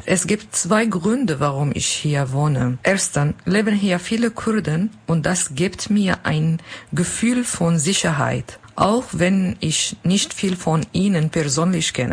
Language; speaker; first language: German; non-native, learner; Kurdish